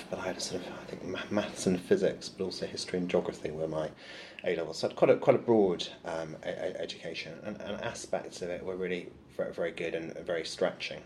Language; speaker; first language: English; native; English